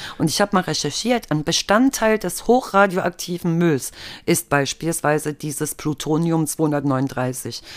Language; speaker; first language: German; native; German